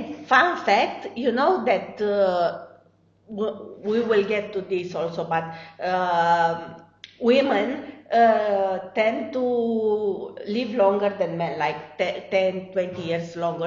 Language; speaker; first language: English; non-native, fluent; Romanian